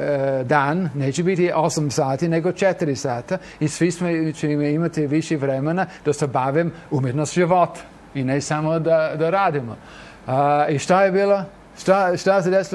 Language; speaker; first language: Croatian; non-native, fluent; English